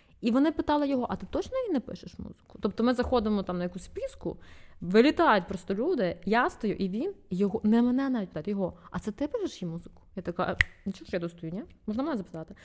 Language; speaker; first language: Ukrainian; non-native, local second language; Russian